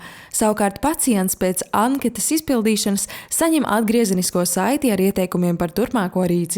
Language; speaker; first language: Latvian; native; Latvian